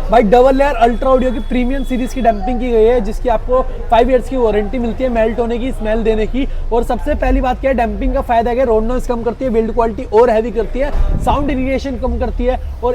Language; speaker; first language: Hindi; native; Hindi